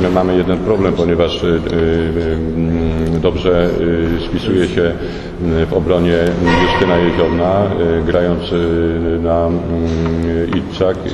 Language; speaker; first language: Polish; native; Polish